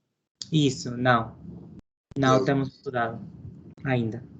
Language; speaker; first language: Portuguese; non-native, learner; Spanish